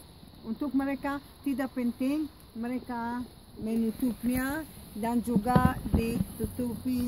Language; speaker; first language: Indonesian; non-native, fluent; Hebrew